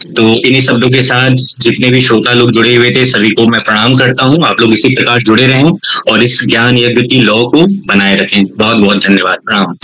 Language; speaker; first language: Hindi; native; Hindi